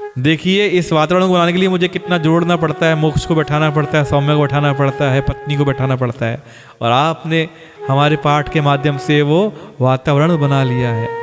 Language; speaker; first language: Hindi; native; Hindi